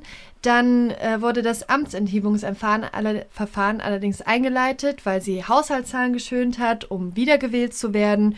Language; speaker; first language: German; native; German